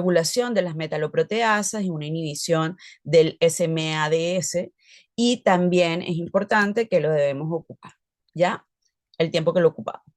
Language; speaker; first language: Spanish; native; Spanish